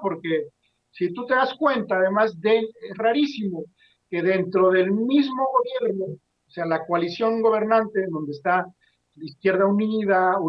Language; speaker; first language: Spanish; native; Spanish